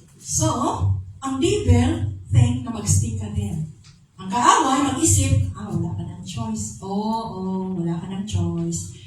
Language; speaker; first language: Filipino; non-native, local second language; Cebuano